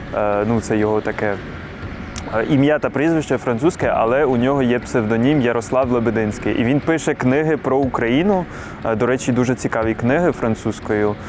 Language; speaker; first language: Ukrainian; non-native, fluent; French